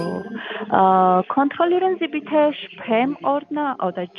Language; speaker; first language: German; non-native, learner; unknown